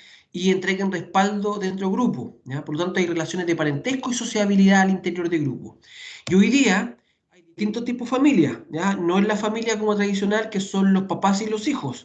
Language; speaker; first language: Spanish; native; Spanish